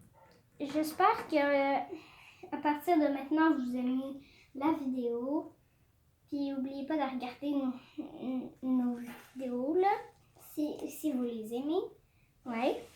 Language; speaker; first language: French; native; French